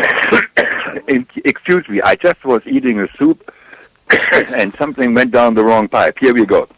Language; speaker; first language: English; non-native, fluent; German